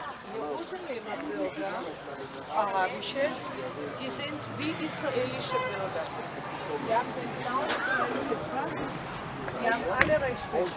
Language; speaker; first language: German; non-native, fluent; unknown